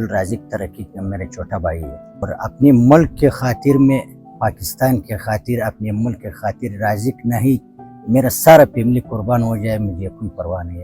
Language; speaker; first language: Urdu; non-native, local second language; Pashto